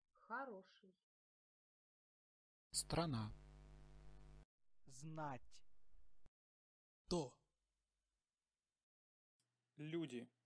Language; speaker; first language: Russian; non-native, learner; English